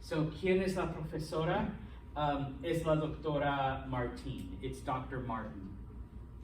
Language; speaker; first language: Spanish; early bilingual, heritage; Spanish